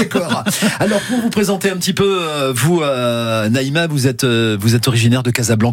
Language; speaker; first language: French; native; French